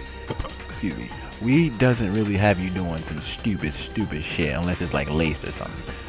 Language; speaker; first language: English; native; English